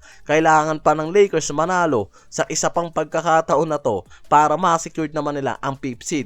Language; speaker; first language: Filipino; native; Filipino